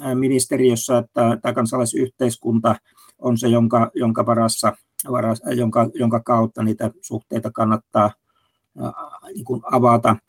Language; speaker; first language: Finnish; native; Finnish